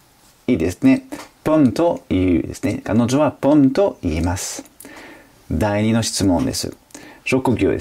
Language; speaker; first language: Japanese; non-native, fluent; French